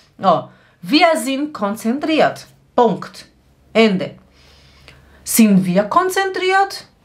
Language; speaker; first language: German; non-native, fluent; Portuguese